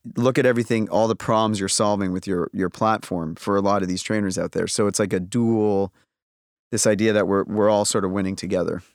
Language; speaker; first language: English; native; English